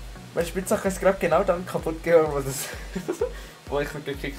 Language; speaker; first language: German; native; German